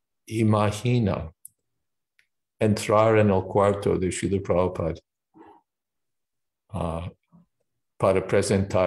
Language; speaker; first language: Spanish; non-native, fluent; English